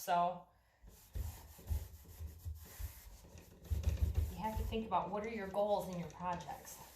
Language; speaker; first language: English; native; English